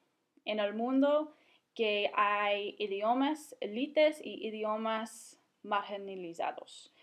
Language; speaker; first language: Spanish; non-native, fluent; English